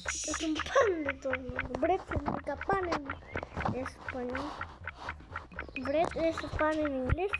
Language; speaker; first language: Spanish; early bilingual, heritage; Spanish